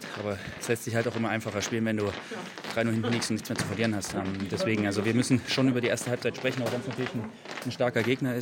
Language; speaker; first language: German; native; German